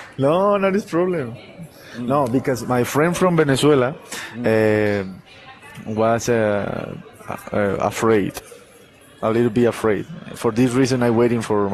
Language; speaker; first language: English; non-native, learner; Spanish